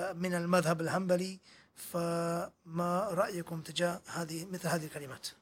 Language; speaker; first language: Arabic; non-native, fluent; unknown